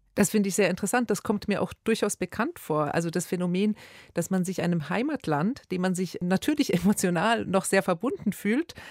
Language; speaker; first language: German; native; German